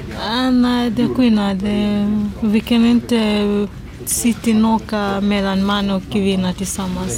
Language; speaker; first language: Swedish; non-native, learner; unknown